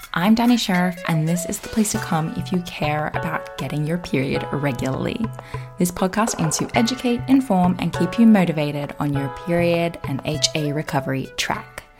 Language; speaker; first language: English; native; English